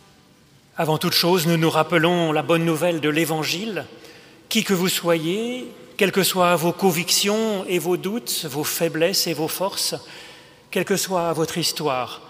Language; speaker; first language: French; native; French